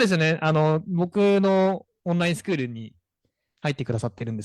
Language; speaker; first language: Japanese; native; Japanese